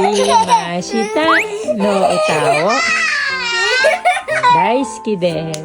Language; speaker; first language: Japanese; non-native, learner; Filipino